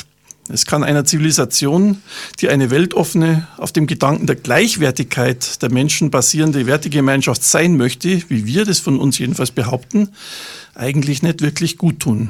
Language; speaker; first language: German; native; German